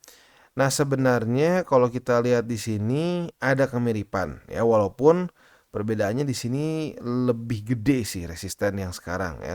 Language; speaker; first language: Indonesian; native; Indonesian